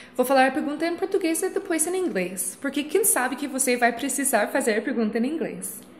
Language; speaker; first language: Portuguese; non-native, fluent; English